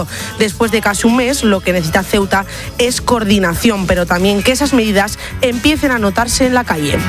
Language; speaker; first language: Spanish; native; Spanish